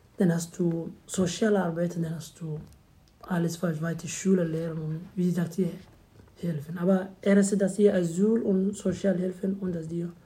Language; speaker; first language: German; non-native, learner; Somali